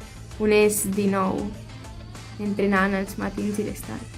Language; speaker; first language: Catalan; native; Catalan